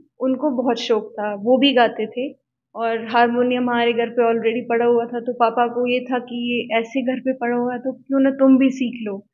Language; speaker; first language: Hindi; non-native, local second language; Punjabi